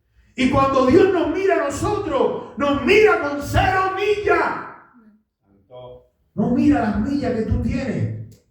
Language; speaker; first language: Spanish; native; Spanish